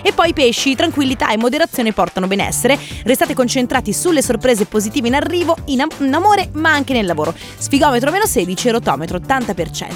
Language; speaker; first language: Italian; native; Italian